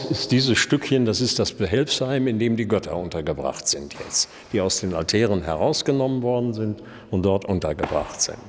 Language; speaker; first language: German; native; German